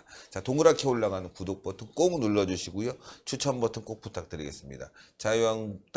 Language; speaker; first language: Korean; native; Korean